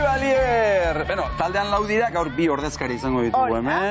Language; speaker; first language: Basque; native; Basque